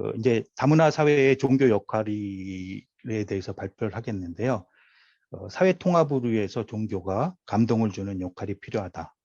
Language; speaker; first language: Korean; native; Korean